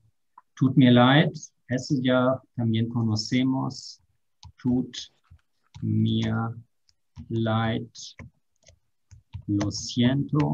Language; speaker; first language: Spanish; non-native, fluent; German